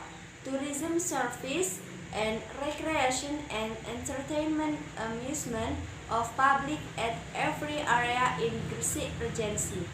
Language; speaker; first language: English; non-native, learner; Indonesian